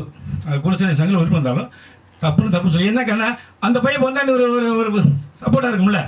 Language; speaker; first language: Tamil; native; Tamil